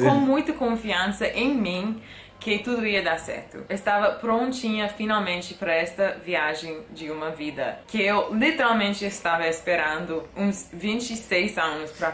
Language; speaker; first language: Portuguese; non-native, fluent; English